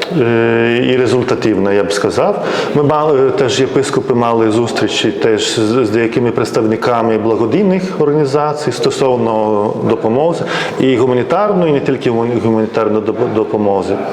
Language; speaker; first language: Ukrainian; non-native, fluent; Lithuanian